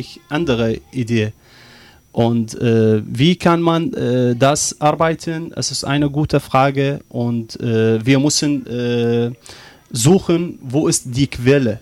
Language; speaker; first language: German; non-native, learner; Arabic